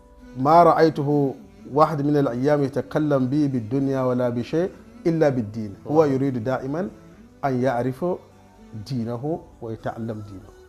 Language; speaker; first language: Arabic; non-native, fluent; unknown